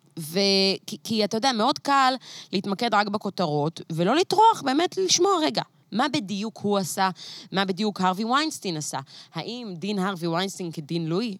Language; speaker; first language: Hebrew; native; Hebrew